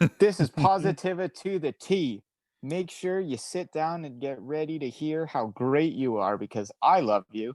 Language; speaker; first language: English; native; English